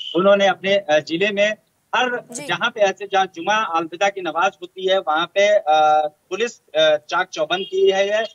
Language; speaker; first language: Hindi; native; Hindi